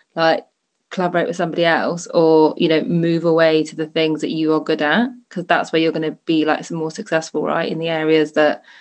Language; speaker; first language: English; native; English